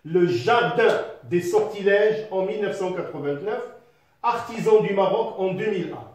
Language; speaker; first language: French; non-native, local second language; Arabic